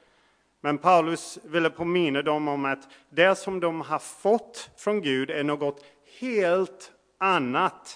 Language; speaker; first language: Swedish; non-native, fluent; English